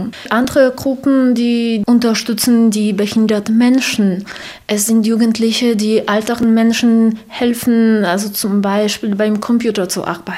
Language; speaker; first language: German; non-native, fluent; Polish